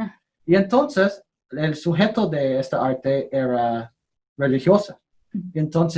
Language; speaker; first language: Spanish; non-native, learner; English